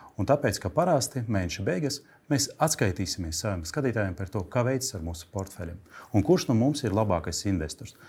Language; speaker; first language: Latvian; non-native, local second language; Russian